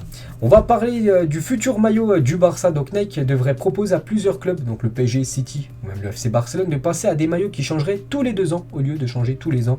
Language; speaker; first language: French; native; French